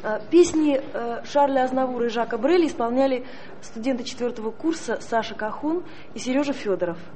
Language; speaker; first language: Russian; native; Russian